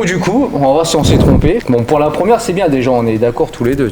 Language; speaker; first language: French; native; French